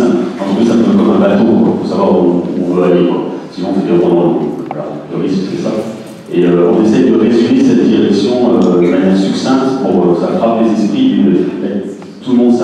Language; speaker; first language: French; native; French